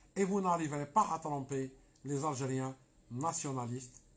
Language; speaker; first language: French; non-native, local second language; Arabic